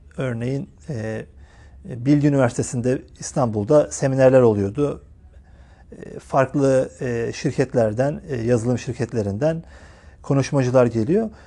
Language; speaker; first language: Turkish; native; Turkish